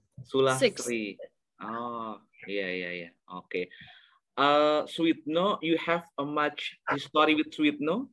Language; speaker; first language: English; non-native, learner; Indonesian